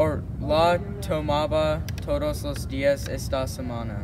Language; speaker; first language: Spanish; non-native, learner; English